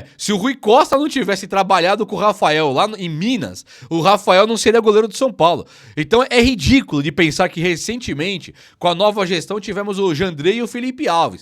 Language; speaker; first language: Portuguese; native; Portuguese